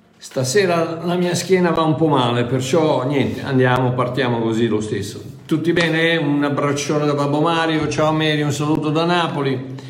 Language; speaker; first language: Italian; non-native, fluent; English